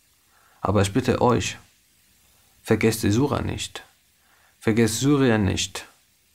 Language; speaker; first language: German; non-native, learner; Arabic